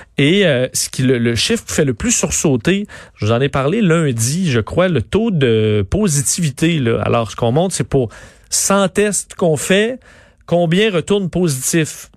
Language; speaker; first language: French; native; French